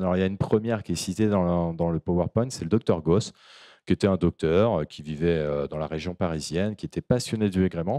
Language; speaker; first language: French; native; French